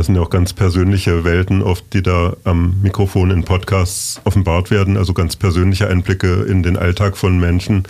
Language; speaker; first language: German; native; German